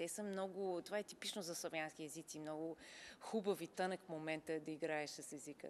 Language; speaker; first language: Bulgarian; non-native, fluent; English